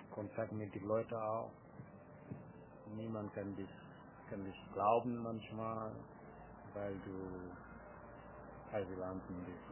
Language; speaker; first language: German; non-native, learner; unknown